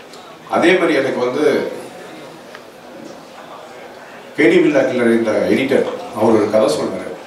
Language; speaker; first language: Tamil; native; Tamil